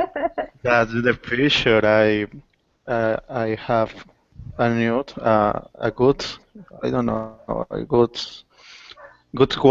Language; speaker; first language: English; non-native, learner; Spanish